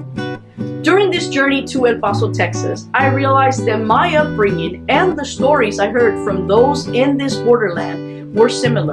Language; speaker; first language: English; non-native, local second language; Spanish